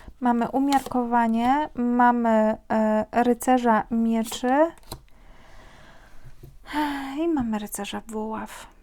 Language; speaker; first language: Polish; native; Polish